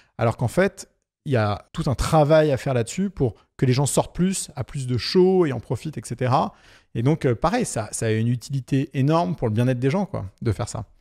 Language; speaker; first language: French; native; French